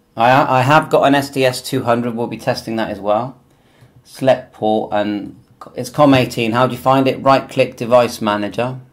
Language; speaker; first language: English; native; English